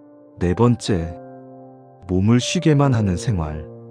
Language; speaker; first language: Korean; native; Korean